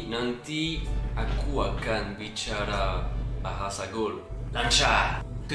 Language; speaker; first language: Indonesian; non-native, learner; French